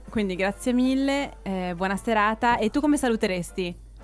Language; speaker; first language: Italian; native; Italian